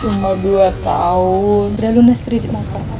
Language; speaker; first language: Indonesian; native; Indonesian